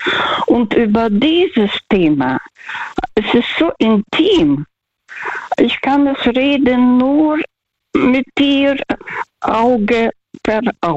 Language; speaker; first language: German; non-native, fluent; Russian